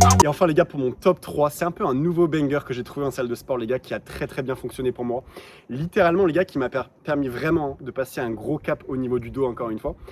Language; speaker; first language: French; native; French